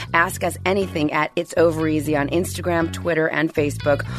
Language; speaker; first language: English; native; English